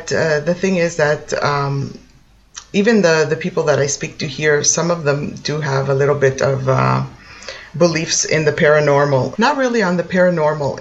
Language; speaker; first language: English; native; English